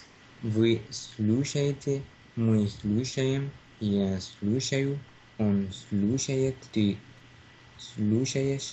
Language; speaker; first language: Russian; non-native, learner; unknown